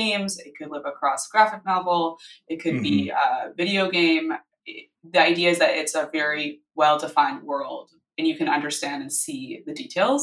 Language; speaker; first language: English; native; English